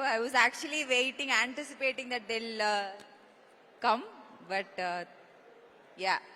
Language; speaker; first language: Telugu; non-native, learner; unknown